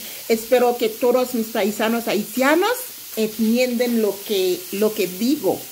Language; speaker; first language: Spanish; non-native, local second language; Haitian Creole